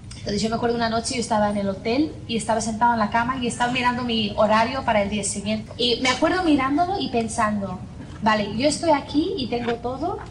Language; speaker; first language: Spanish; non-native, fluent; English